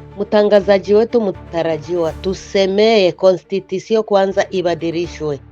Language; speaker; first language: Swahili; native; Swahili